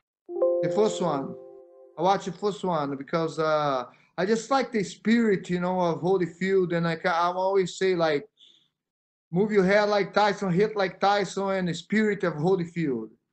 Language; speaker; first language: English; non-native, fluent; Portuguese